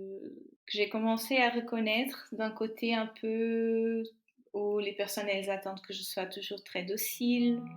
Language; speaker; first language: French; non-native, fluent; Portuguese